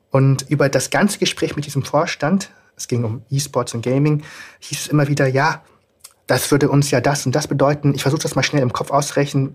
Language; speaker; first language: German; native; German